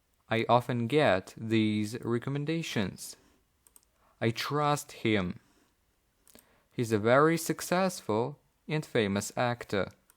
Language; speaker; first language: English; non-native, fluent; Polish